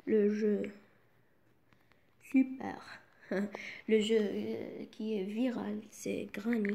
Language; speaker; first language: French; non-native, local second language; Arabic